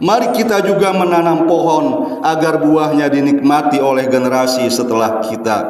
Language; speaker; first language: Indonesian; native; Indonesian